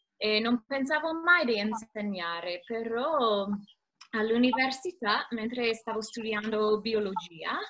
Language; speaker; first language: Italian; non-native, learner; English